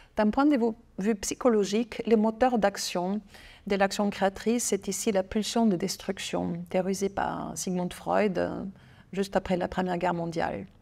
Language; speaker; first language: French; non-native, fluent; German